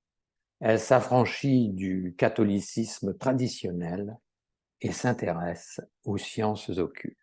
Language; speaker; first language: French; native; French